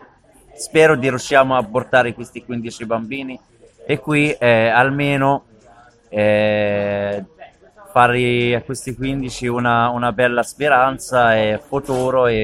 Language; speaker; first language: Italian; non-native, learner; Arabic